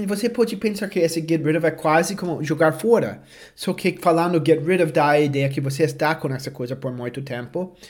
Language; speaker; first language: Portuguese; non-native, fluent; English